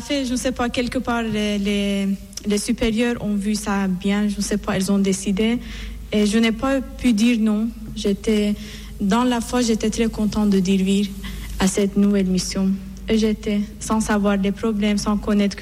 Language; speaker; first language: French; non-native, fluent; Persian